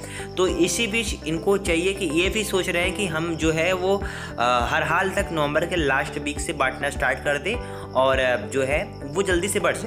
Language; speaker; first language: Hindi; native; Hindi